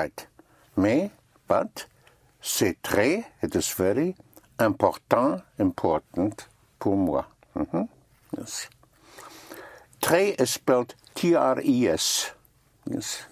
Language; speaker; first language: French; non-native, fluent; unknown